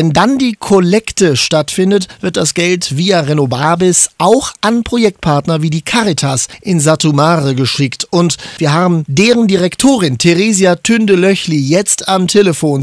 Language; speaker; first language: German; native; German